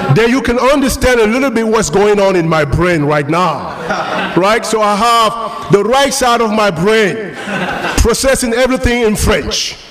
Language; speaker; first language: English; non-native, local second language; French